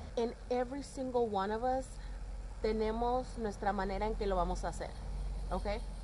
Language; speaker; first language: Spanish; early bilingual, heritage; Spanish